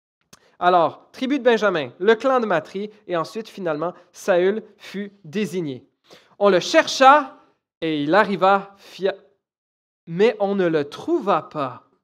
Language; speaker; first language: French; native; French